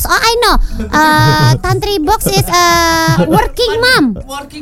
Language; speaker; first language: English; non-native, learner; Indonesian